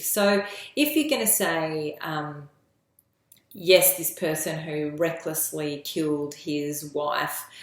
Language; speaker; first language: English; native; English